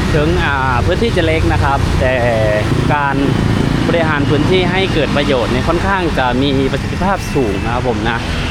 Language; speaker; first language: Thai; non-native, fluent; Lao